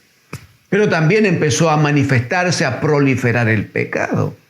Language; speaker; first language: Spanish; native; Spanish